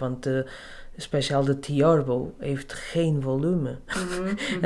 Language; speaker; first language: Dutch; non-native, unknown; Portuguese